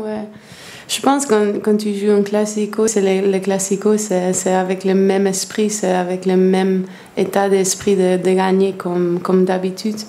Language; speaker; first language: French; non-native, fluent; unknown